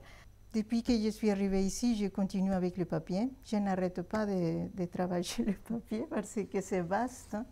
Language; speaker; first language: French; non-native, fluent; Spanish